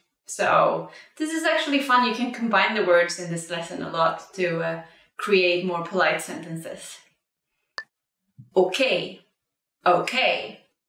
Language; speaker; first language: English; non-native, fluent; Swedish